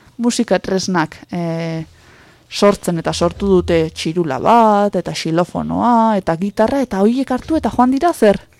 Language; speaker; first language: Basque; native; Basque